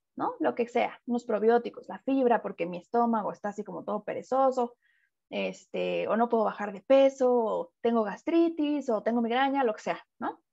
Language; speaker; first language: Spanish; native; Spanish